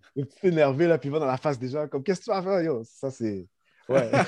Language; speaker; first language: French; native; French